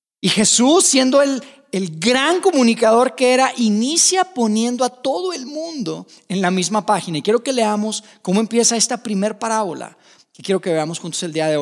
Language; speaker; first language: Spanish; native; Spanish